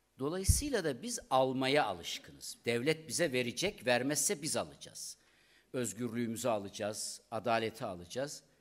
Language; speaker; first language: Turkish; native; Turkish